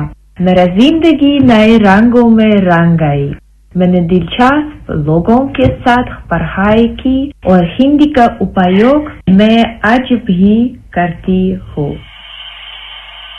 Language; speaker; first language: Hindi; non-native, fluent; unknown